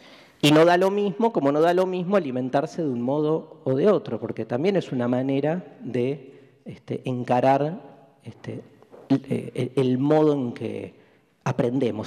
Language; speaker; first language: Spanish; native; Spanish